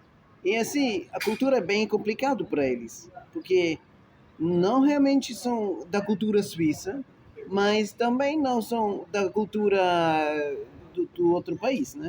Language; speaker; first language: Portuguese; non-native, fluent; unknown